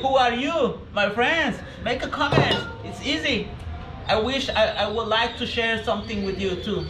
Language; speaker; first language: English; non-native, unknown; Spanish